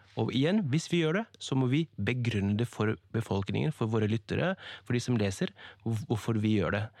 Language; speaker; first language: Norwegian; early bilingual, other home language; Kurdish